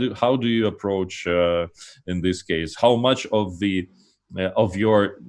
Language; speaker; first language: English; non-native, fluent; Russian